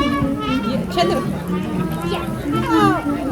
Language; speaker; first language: English; non-native, learner; Ukrainian